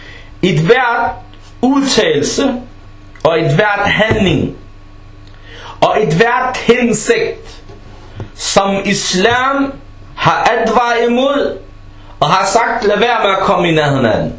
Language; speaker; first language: Danish; early bilingual, other home language; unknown